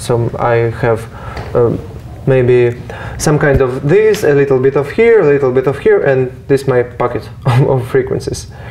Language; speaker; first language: English; non-native, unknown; Russian